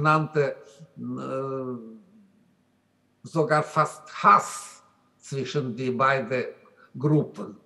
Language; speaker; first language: German; non-native, learner; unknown